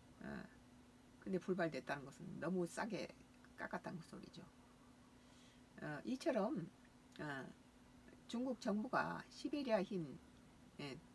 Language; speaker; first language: Korean; native; Korean